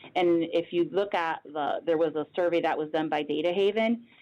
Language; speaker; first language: English; native; English